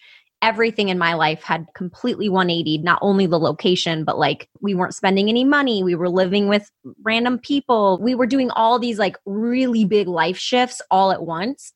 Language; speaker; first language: English; native; English